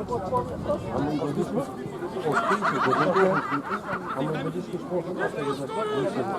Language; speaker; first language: German; non-native, learner; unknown